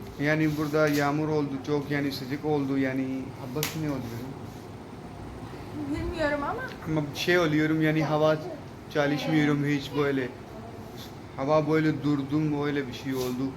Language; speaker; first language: Turkish; non-native, learner; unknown